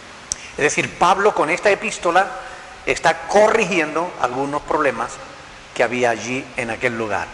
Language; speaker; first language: Spanish; native; Spanish